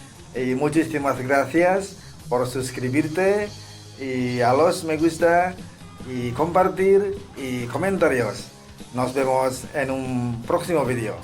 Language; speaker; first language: Spanish; non-native, learner; Indonesian